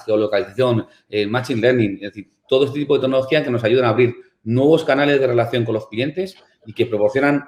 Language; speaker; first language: Spanish; native; Spanish